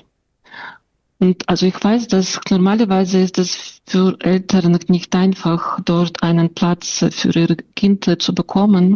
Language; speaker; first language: German; non-native, fluent; Russian